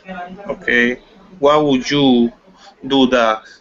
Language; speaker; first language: English; non-native, learner; Spanish